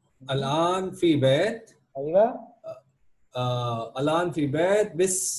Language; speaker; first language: Arabic; non-native, learner; Hindi